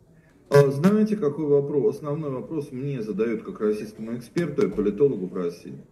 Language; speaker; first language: Russian; native; Russian